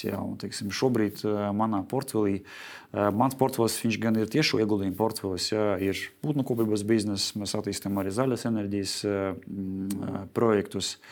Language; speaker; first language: Latvian; non-native, local second language; Russian